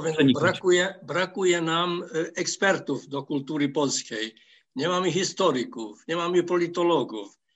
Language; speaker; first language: Polish; non-native, fluent; Hungarian